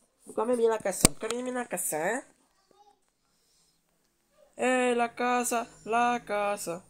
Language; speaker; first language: Spanish; native; Spanish